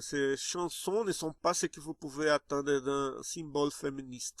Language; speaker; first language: French; non-native, fluent; Portuguese